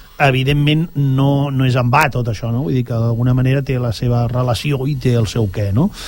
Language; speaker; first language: Catalan; native; Catalan